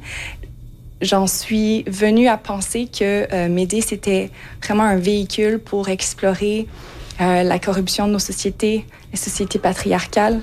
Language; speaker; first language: French; native; French